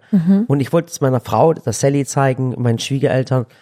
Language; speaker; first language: German; early bilingual, other home language; Turkish